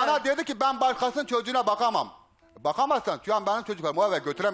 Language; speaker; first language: Turkish; native; Turkish